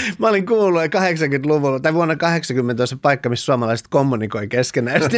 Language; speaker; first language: Finnish; early bilingual, other home language; Persian